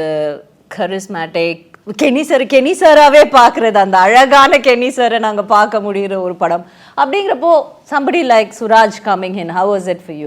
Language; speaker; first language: Tamil; native; Tamil